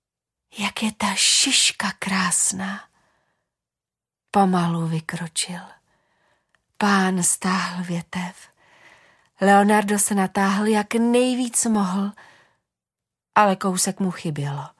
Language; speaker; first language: Czech; native; Czech